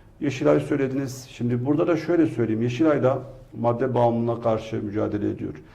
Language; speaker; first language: Turkish; non-native, local second language; Kurdish